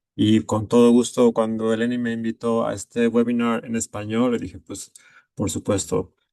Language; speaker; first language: Spanish; native; Spanish